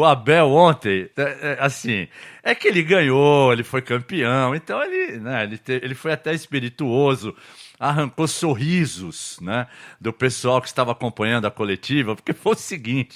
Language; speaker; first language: Portuguese; native; Portuguese